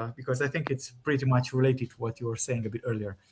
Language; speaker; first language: English; non-native, fluent; Romanian